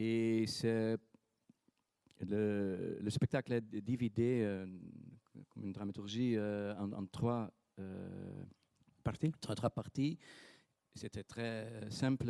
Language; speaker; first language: French; non-native, fluent; Dutch